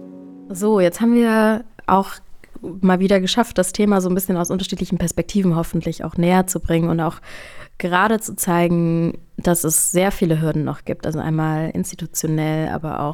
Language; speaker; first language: German; native; German